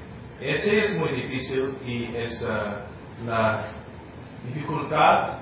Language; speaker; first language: Spanish; non-native, fluent; English